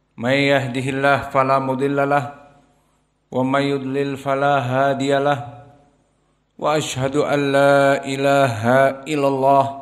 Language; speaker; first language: Arabic; non-native, fluent; Indonesian